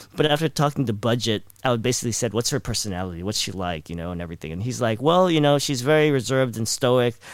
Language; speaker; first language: English; early bilingual, other home language; Filipino